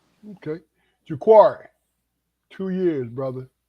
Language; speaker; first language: English; native; English